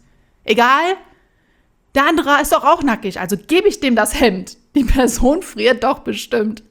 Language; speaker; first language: German; native; German